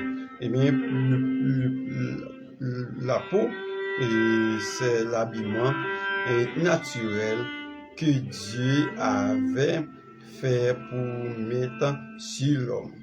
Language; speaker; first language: French; non-native, learner; Haitian Creole